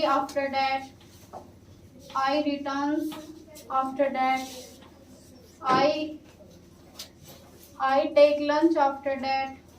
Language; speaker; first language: English; non-native, learner; Hindi